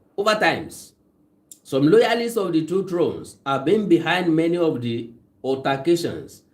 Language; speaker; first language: English; non-native, local second language; Yoruba